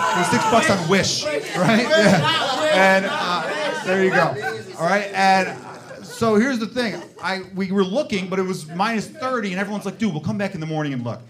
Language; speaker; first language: English; native; English